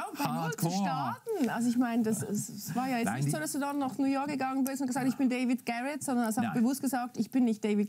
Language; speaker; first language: German; native; German